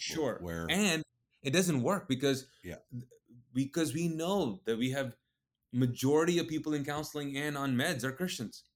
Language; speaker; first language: English; early bilingual, other home language; Urdu